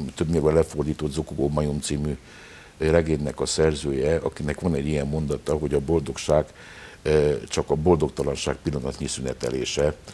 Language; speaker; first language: Hungarian; native; Hungarian